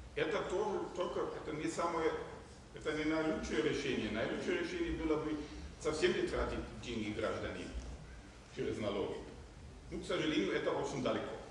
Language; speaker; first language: Russian; non-native, fluent; German